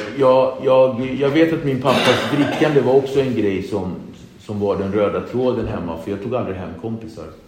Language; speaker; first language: Swedish; early bilingual, other home language; Kabuverdianu